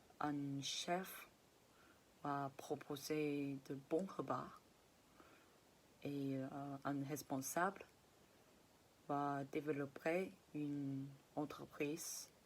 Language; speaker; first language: French; non-native, fluent; Chinese